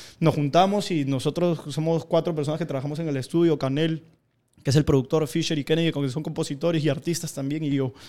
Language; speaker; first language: Spanish; native; Spanish